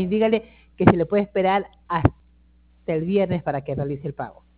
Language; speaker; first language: Spanish; native; Spanish